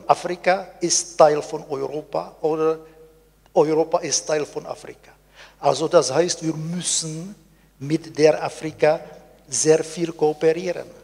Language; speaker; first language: German; non-native, fluent; Czech